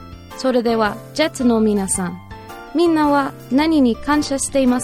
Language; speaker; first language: Japanese; non-native, learner; English